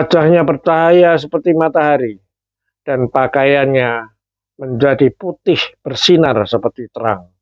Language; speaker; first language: Indonesian; native; Indonesian